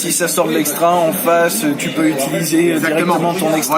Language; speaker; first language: French; native; French